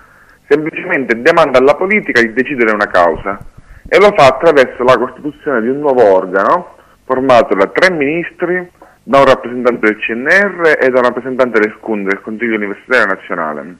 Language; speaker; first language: Italian; native; Italian